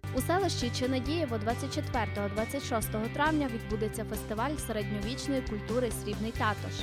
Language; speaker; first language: Ukrainian; native; Ukrainian